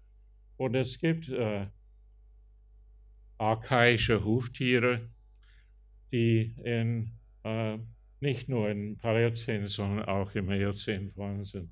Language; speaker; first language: German; non-native, fluent; English